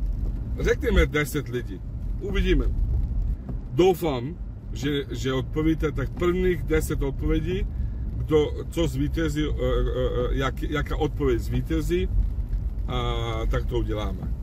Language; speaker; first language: Czech; non-native, fluent; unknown